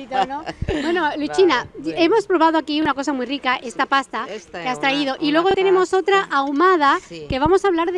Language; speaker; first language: Spanish; native; Spanish